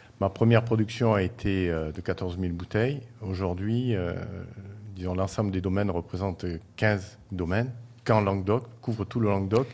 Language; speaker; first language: French; native; French